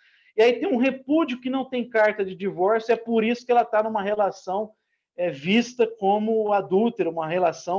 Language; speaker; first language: Portuguese; native; Portuguese